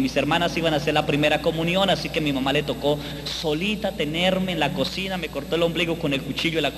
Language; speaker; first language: Spanish; native; Spanish